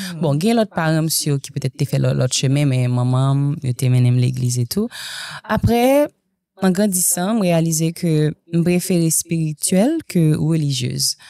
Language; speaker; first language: French; non-native, local second language; Haitian Creole